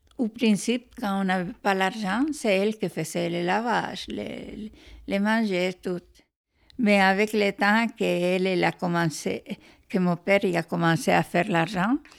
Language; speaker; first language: French; non-native, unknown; Spanish